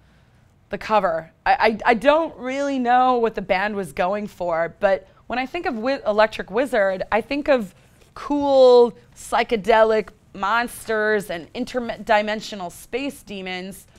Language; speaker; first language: English; native; English